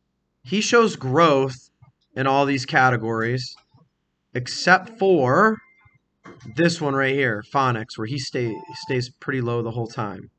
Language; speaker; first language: English; native; English